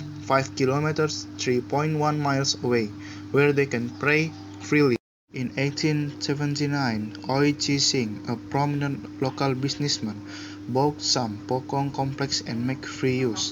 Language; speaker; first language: English; non-native, learner; Indonesian